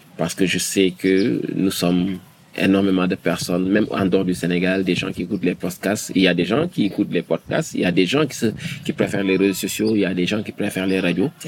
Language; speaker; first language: French; non-native, local second language; Wolof